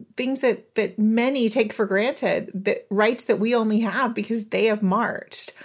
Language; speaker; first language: English; native; English